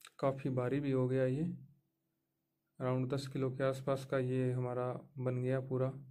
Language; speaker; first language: Hindi; native; Hindi